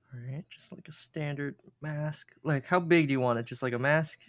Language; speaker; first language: English; early bilingual, other home language; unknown